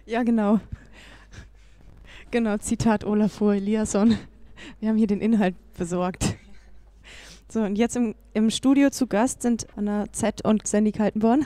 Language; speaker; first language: German; native; German